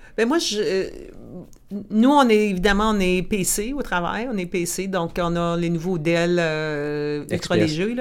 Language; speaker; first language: French; native; French